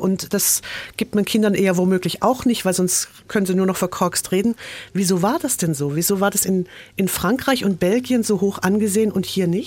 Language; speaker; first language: German; native; German